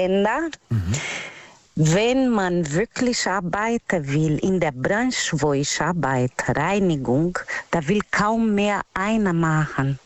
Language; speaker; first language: German; non-native, learner; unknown